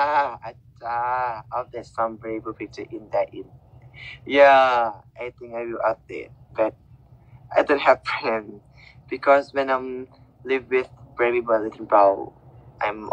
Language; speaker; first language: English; non-native, learner; Thai